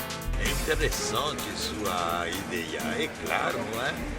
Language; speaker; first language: Portuguese; non-native, fluent; French